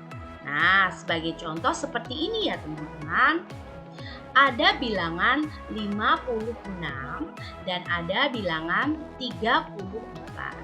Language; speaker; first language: Indonesian; native; Indonesian